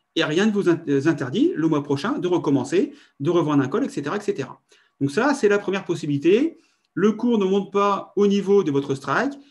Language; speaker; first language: French; native; French